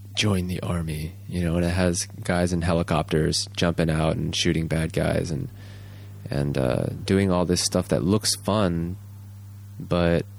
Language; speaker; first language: English; early bilingual, other home language; Japanese